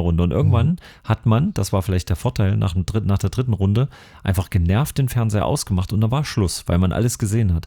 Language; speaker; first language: German; native; German